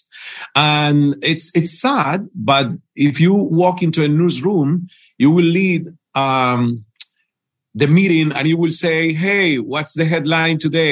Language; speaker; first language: English; non-native, fluent; Spanish